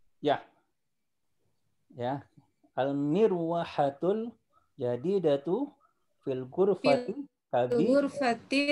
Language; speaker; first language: Arabic; non-native, fluent; Indonesian